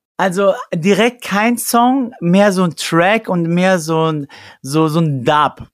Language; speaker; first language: German; early bilingual, other home language; Persian